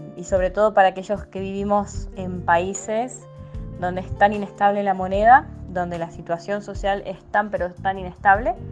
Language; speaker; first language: Spanish; native; Spanish